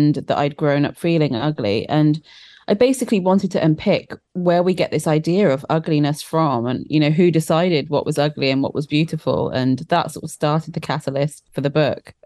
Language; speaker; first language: English; native; English